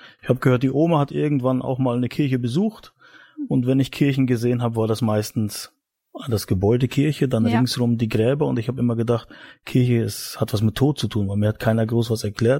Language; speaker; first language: German; native; German